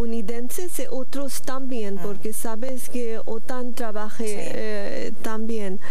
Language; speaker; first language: Spanish; non-native, learner; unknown